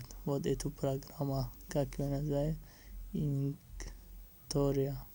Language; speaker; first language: Russian; non-native, learner; Tajik